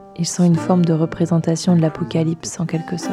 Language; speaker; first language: French; native; French